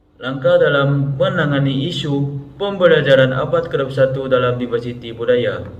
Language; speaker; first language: Malay; non-native, local second language; Iban